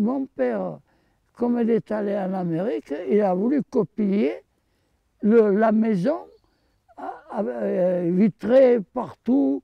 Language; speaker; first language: French; early bilingual, other home language; Armenian